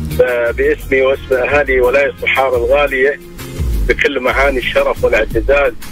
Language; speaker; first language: Arabic; native; Arabic